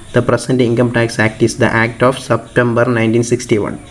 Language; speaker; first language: English; non-native, local second language; Malayalam